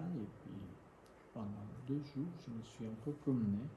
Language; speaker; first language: French; non-native, fluent; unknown